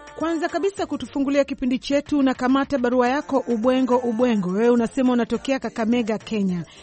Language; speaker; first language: Swahili; native; Swahili